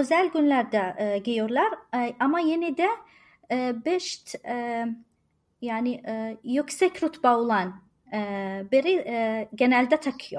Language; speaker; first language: Turkish; non-native, learner; Arabic